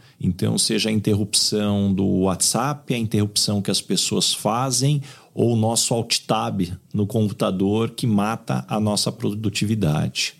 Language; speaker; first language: Portuguese; native; Portuguese